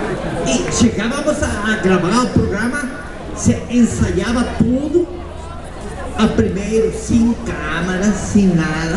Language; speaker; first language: Portuguese; non-native, learner; Spanish